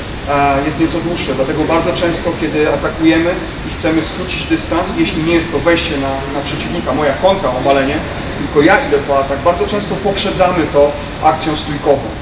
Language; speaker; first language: Polish; native; Polish